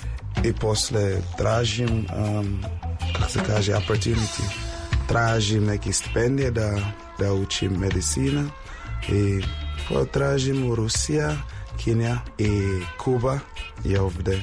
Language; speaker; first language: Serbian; non-native, learner; English